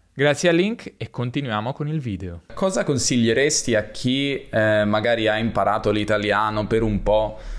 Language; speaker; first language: Italian; native; Italian